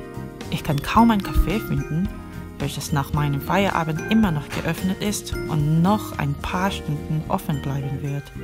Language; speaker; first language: German; non-native, fluent; Korean